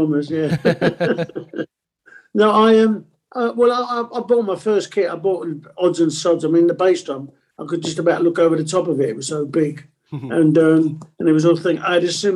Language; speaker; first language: English; non-native, local second language; Italian